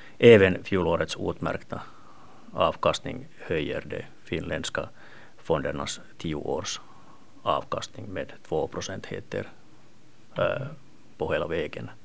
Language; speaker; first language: Swedish; non-native, local second language; Finnish